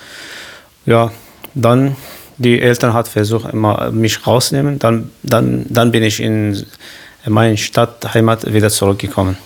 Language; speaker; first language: German; non-native, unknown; Kurdish